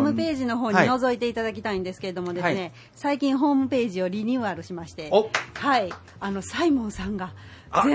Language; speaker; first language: Japanese; native; Japanese